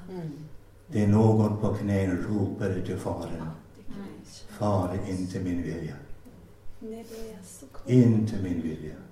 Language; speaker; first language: Swedish; non-native, fluent; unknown